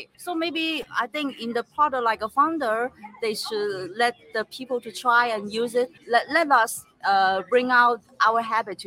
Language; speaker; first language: English; non-native, fluent; Chinese